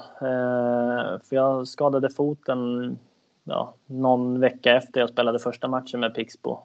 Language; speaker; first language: Swedish; native; Swedish